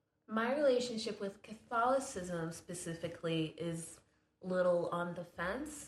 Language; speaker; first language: English; non-native, fluent; French